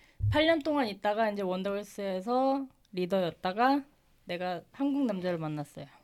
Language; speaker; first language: Korean; native; Korean